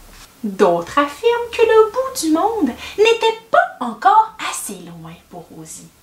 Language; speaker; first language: French; native; French